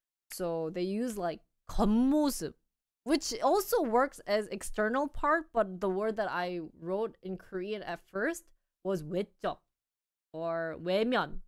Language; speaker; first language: English; non-native, fluent; Korean